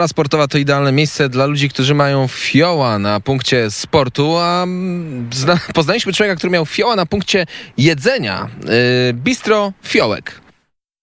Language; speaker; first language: Polish; native; Polish